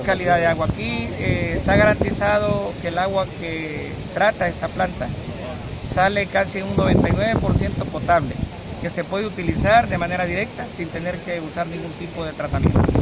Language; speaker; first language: Spanish; native; Spanish